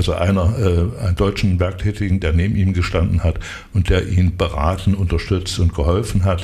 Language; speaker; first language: German; native; German